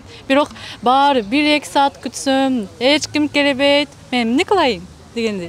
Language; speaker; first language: Kyrgyz; non-native, fluent; Japanese